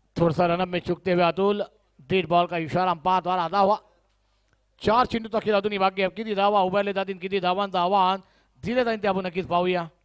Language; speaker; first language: Hindi; non-native, local second language; Marathi